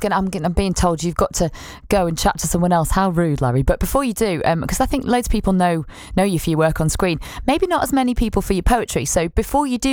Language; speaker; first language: English; native; English